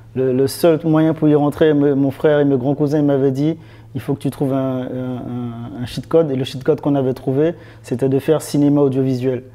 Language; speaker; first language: French; native; French